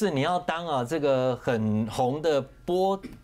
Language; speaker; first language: Chinese; native; Chinese